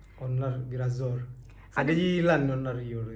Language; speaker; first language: Turkish; non-native, learner; Indonesian